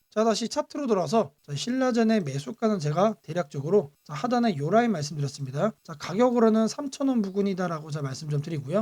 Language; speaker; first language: Korean; native; Korean